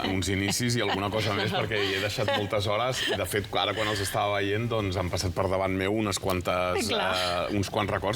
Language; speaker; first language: Catalan; native; Catalan